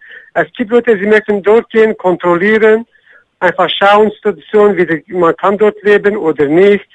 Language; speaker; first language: German; non-native, learner; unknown